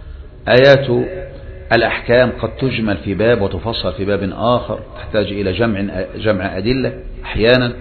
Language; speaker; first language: Arabic; native; Arabic